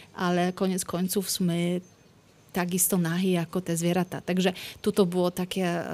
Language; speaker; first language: Slovak; non-native, learner; Polish